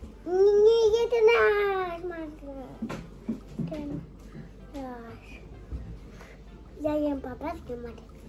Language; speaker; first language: Polish; early bilingual, heritage; Polish